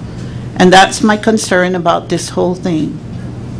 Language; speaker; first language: English; native; English